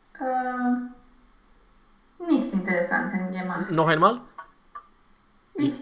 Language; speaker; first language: German; non-native, learner; Romanian